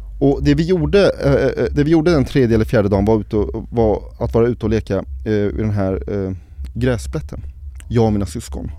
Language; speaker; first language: Swedish; early bilingual, other home language; Arabic